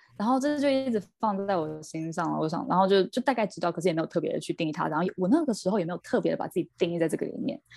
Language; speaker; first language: Chinese; early bilingual, heritage; Chinese